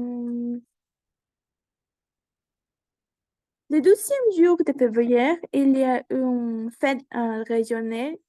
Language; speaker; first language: French; non-native, learner; Spanish